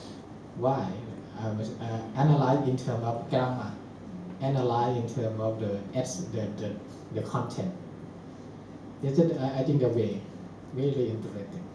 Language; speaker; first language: English; non-native, fluent; Thai